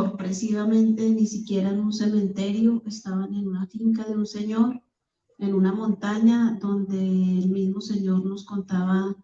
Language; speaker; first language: Spanish; native; Spanish